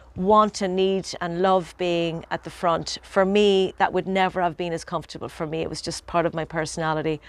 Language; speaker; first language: English; native; English